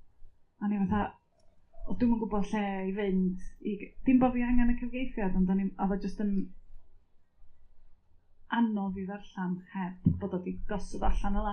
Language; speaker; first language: Welsh; native; Welsh